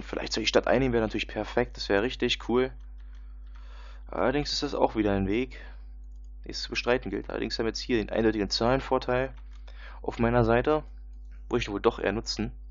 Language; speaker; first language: German; native; German